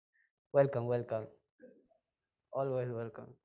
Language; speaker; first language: English; non-native, fluent; Spanish